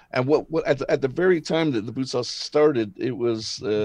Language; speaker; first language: English; native; English